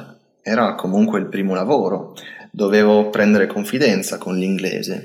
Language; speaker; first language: Italian; native; Italian